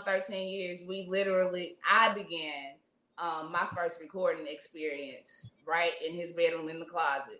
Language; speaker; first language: English; native; English